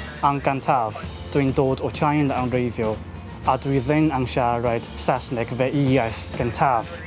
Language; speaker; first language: Welsh; non-native, learner; Chinese